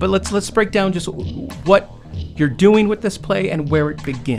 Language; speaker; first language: English; native; English